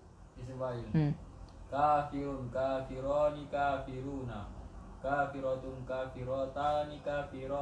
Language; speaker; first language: Arabic; non-native, learner; Indonesian